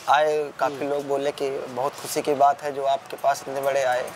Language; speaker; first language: Hindi; native; Hindi